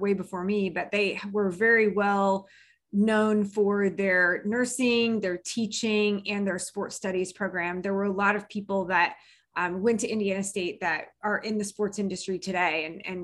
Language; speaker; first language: English; native; English